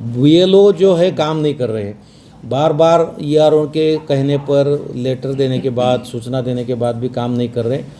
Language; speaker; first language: Hindi; non-native, local second language; Marathi